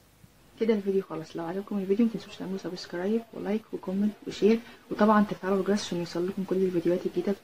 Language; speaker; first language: Arabic; native; Arabic